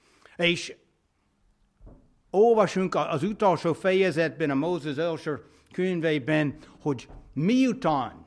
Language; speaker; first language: Hungarian; non-native, fluent; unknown